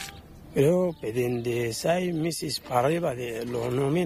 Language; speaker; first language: Spanish; non-native, learner; Arabic